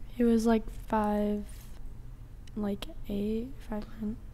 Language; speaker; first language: English; native; English